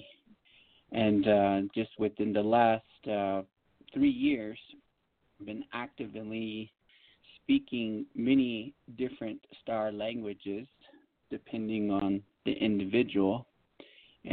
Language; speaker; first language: English; native; English